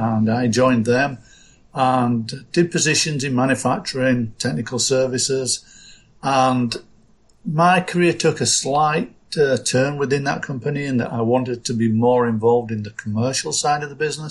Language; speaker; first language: English; native; English